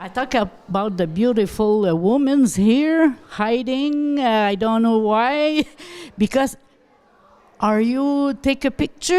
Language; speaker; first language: English; non-native, local second language; French